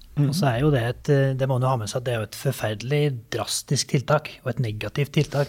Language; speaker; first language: Norwegian; native; Norwegian